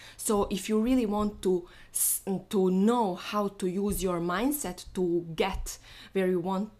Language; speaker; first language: English; non-native, fluent; Bosnian